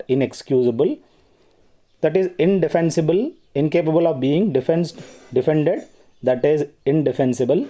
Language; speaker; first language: English; non-native, local second language; Telugu